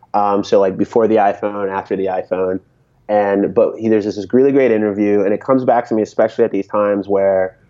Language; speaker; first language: English; native; English